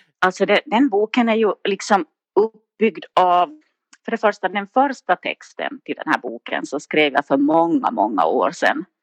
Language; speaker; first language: Swedish; native; Swedish